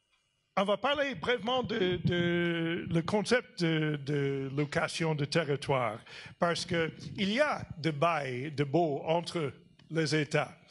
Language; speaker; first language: French; non-native, fluent; English